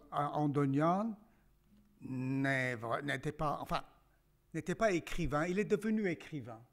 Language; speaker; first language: French; non-native, local second language; Armenian